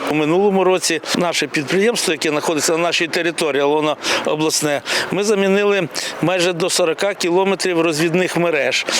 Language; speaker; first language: Ukrainian; native; Ukrainian